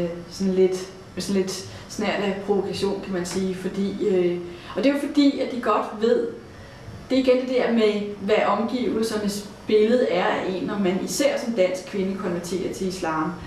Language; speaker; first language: Danish; native; Danish